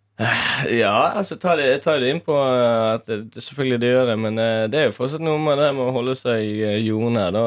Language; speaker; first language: Norwegian; native; Norwegian